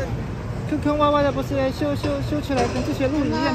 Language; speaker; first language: Chinese; native; Chinese